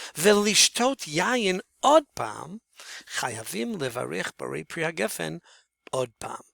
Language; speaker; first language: Hebrew; non-native, fluent; English